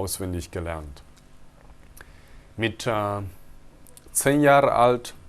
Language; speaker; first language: German; non-native, fluent; Chinese